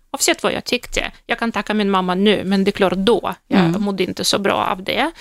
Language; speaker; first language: Swedish; non-native, fluent; Russian